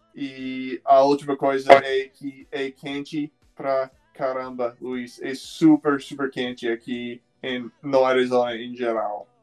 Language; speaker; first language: Portuguese; non-native, fluent; English